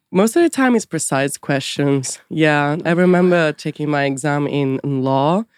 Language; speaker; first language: English; non-native, fluent; Italian